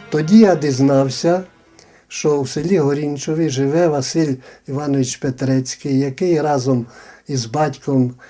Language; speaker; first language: Ukrainian; native; Ukrainian